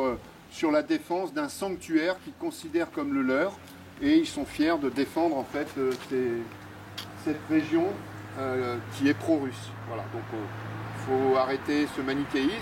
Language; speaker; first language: French; native; French